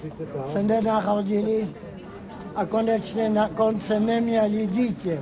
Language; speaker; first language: Czech; non-native, learner; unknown